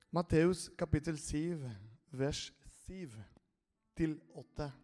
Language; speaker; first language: Norwegian; non-native, fluent; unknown